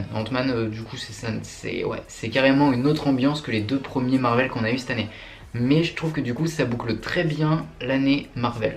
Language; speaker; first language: French; native; French